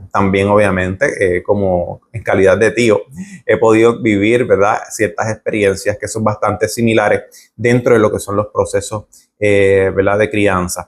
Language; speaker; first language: Spanish; native; Spanish